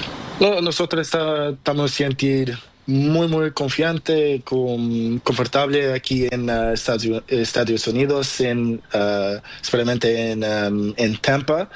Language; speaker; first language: Spanish; non-native, learner; Portuguese